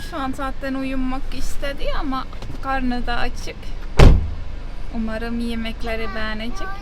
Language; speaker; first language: Turkish; non-native, learner; Estonian